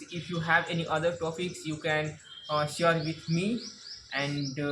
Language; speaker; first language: English; non-native, learner; Hindi